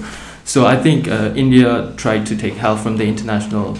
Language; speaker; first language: English; non-native, local second language; Tibetan